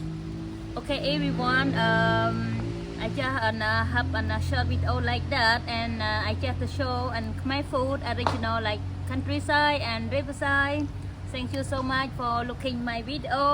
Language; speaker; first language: English; non-native, learner; Khmer